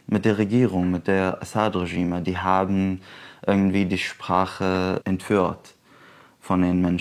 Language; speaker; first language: German; non-native, fluent; Arabic